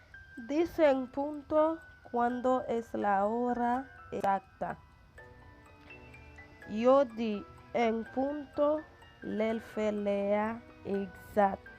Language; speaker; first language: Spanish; non-native, fluent; Haitian Creole